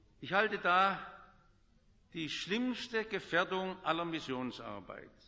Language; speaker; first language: German; native; German